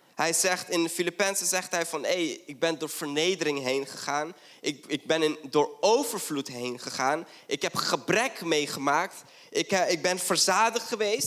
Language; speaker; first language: Dutch; non-native, fluent; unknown